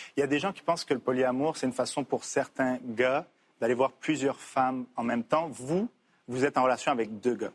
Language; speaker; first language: French; native; French